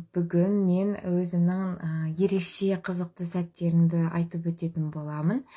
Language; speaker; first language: Kazakh; non-native, local second language; Russian